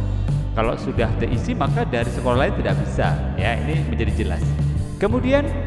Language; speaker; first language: Indonesian; native; Indonesian